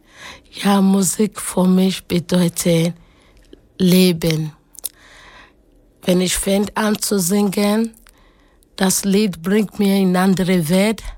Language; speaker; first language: German; non-native, learner; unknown